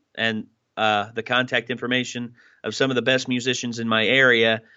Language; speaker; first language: English; native; English